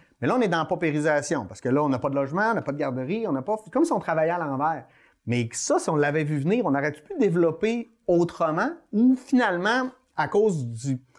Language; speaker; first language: French; native; French